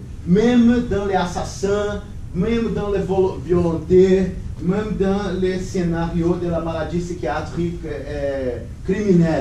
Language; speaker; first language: French; non-native, learner; Portuguese